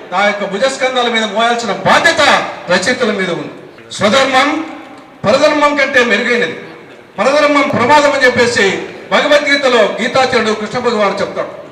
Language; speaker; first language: Telugu; native; Telugu